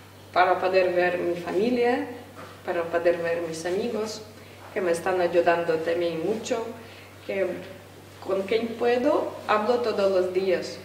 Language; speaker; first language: Spanish; non-native, fluent; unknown